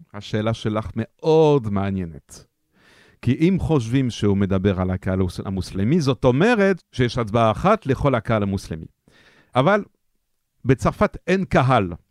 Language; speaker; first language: Hebrew; non-native, fluent; French